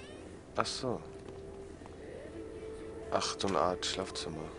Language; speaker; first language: German; native; German